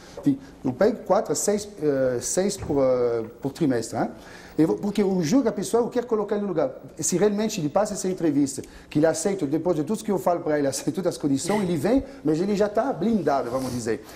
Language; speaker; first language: Portuguese; non-native, fluent; French